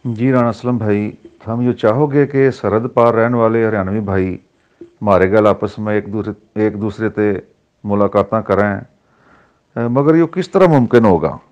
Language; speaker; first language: Urdu; non-native, local second language; Haryanvi